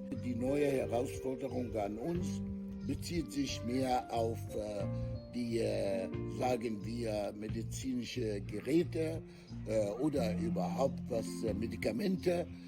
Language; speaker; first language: German; non-native, fluent; Arabic